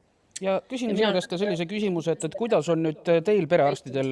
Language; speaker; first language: Estonian; native; Estonian